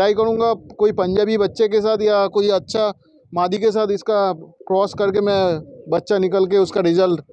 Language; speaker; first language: Hindi; non-native, local second language; Bangla